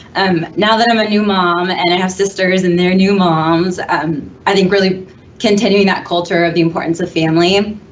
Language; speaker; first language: English; native; English